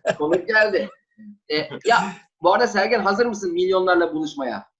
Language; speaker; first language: Turkish; native; Turkish